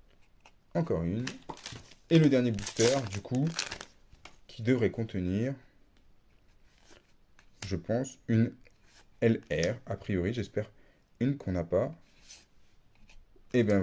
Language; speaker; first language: French; native; French